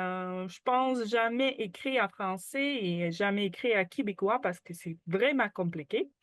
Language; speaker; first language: French; non-native, learner; Ukrainian